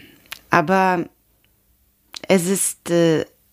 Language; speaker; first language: German; non-native, learner; Ukrainian